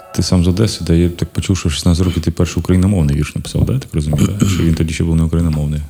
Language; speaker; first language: Ukrainian; non-native, local second language; Russian